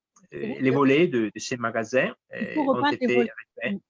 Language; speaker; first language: French; non-native, fluent; Italian